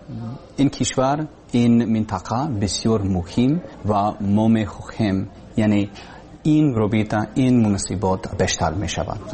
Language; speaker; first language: Persian; non-native, learner; English